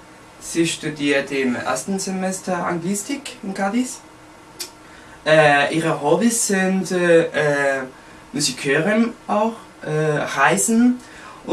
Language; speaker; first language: German; non-native, learner; Spanish